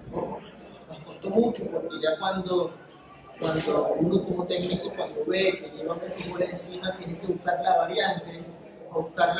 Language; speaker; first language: Spanish; native; Spanish